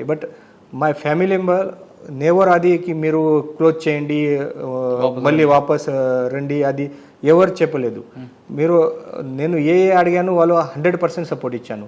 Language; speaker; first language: Telugu; non-native, learner; Marathi